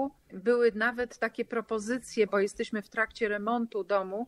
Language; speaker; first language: Polish; native; Polish